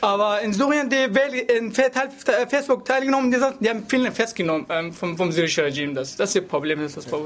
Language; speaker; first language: German; non-native, learner; Arabic